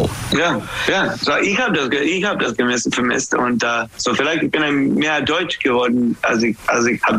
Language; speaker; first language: German; non-native, fluent; English